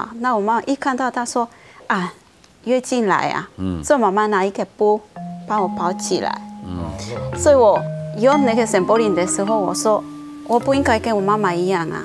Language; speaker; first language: Chinese; non-native, local second language; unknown